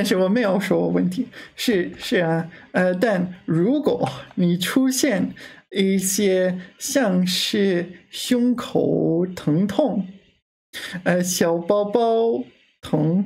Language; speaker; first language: Chinese; non-native, learner; English